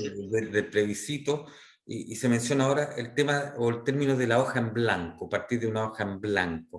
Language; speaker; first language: Spanish; native; Spanish